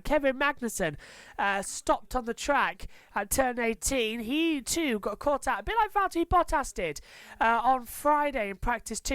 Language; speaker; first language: English; native; English